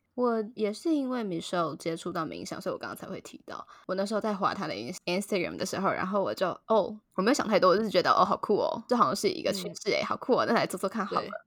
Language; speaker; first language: Chinese; native; Chinese